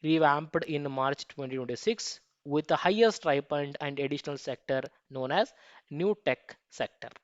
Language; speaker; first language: English; non-native, local second language; Kannada